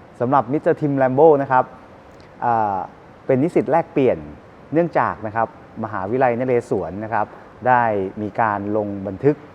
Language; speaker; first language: Thai; native; Thai